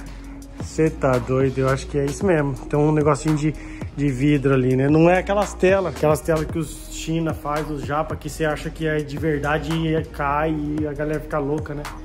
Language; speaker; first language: Portuguese; native; Portuguese